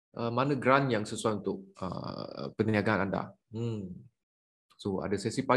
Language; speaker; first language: Malay; native; Malay